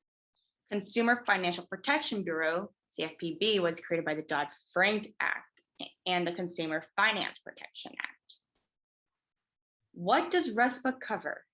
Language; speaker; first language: English; native; English